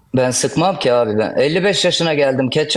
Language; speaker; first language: Turkish; native; Turkish